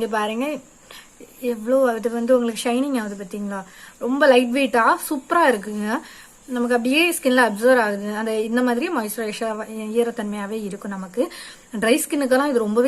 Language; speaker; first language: Tamil; native; Tamil